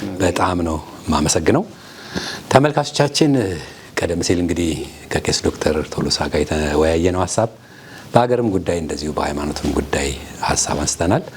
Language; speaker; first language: Amharic; native; Amharic